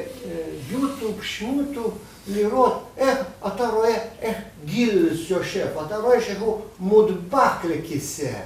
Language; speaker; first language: Hebrew; non-native, fluent; Russian